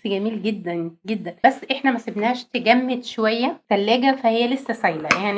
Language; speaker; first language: Arabic; native; Arabic